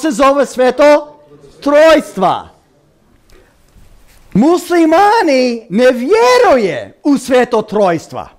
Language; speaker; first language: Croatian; early bilingual, heritage; Croatian